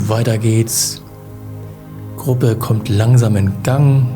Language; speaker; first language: German; native; German